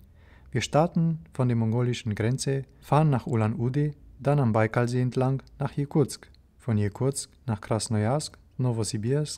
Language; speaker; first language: German; native; German